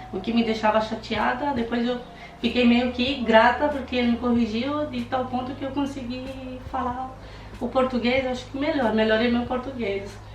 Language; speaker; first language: Portuguese; non-native, fluent; Romanian